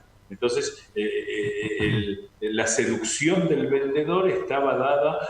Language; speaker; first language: Spanish; native; Spanish